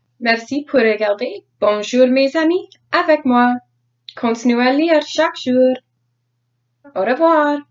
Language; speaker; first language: French; non-native, fluent; English